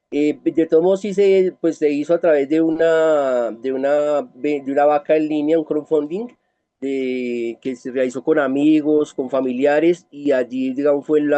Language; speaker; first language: Spanish; native; Spanish